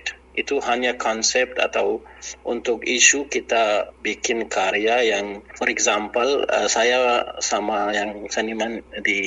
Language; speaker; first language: Indonesian; non-native, learner; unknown